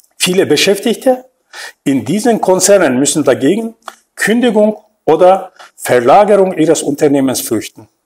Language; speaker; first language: German; non-native, fluent; Turkish